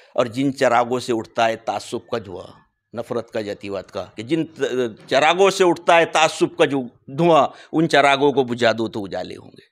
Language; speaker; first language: Hindi; non-native, local second language; Marathi